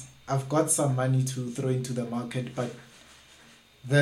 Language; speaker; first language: English; non-native, local second language; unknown